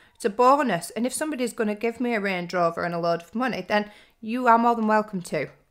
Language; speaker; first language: English; native; English